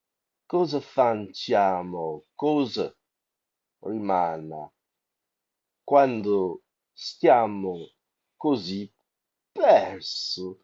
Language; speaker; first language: Italian; non-native, learner; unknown